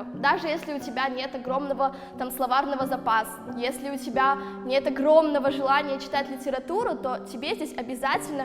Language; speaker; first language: Russian; native; Russian